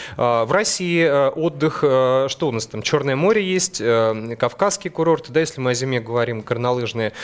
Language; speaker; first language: Russian; native; Russian